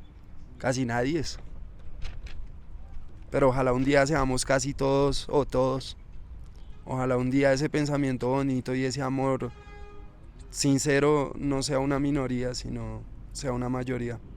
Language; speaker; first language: Spanish; native; Spanish